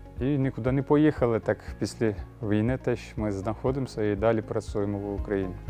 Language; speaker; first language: Ukrainian; non-native, learner; Turkish